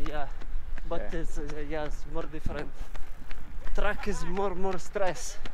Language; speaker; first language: English; non-native, learner; Italian